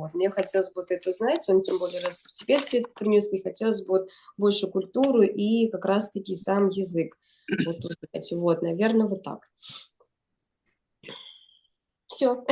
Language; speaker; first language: Russian; native; Russian